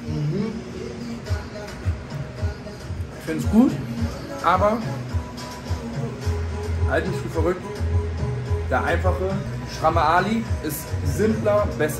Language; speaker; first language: German; native; German